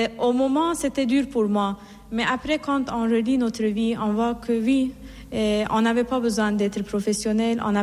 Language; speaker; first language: French; non-native, fluent; Persian